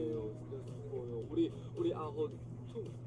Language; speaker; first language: Korean; non-native, fluent; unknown